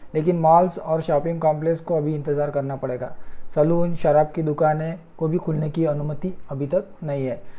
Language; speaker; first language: Hindi; non-native, local second language; Marathi